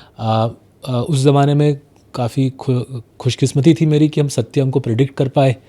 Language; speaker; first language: Hindi; non-native, local second language; Bangla